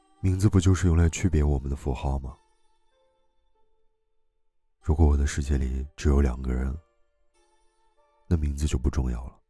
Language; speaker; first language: Chinese; native; Chinese